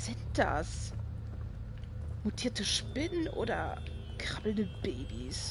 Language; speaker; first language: German; native; German